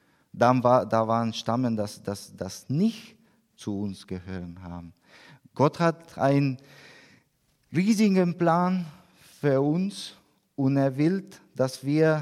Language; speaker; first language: German; non-native, learner; Spanish